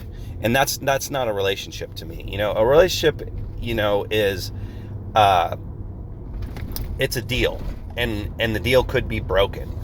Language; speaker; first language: English; native; English